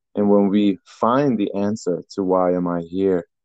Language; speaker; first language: English; early bilingual, other home language; Persian